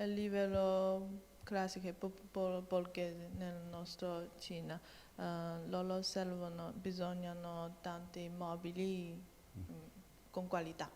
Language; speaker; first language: Italian; non-native, learner; Chinese